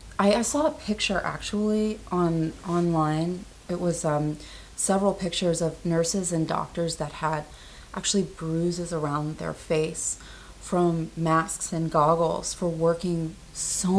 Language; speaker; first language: English; native; English